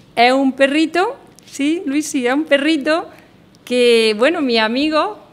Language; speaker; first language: Spanish; native; Spanish